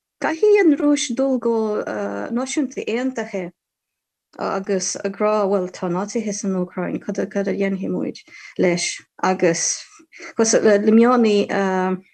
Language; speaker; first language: Irish; non-native, fluent; Ukrainian